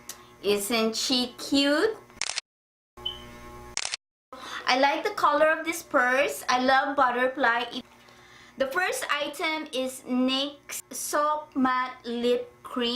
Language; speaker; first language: English; non-native, fluent; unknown